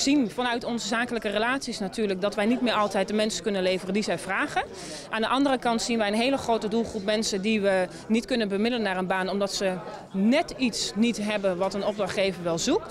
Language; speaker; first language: Dutch; native; Dutch